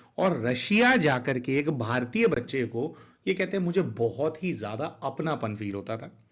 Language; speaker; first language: Hindi; native; Hindi